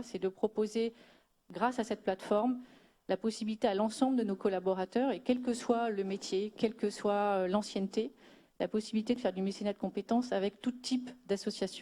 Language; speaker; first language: French; native; French